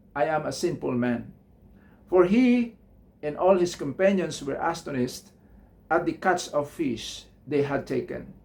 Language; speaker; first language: English; non-native, local second language; Filipino